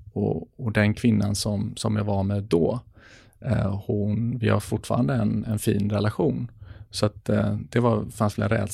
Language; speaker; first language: Swedish; native; Swedish